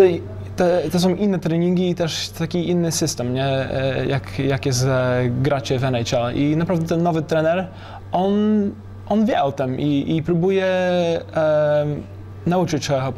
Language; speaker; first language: Polish; early bilingual, heritage; English